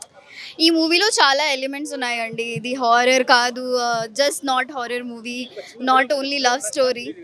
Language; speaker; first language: Telugu; non-native, learner; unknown